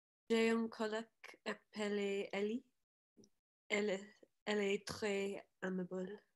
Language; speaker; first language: French; non-native, learner; English